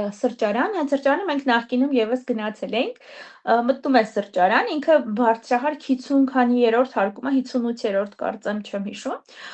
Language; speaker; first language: Armenian; native; Armenian